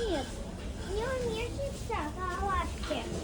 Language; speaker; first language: Russian; early bilingual, other home language; Tajik